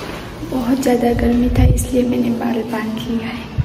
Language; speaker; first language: Hindi; non-native, local second language; Bodo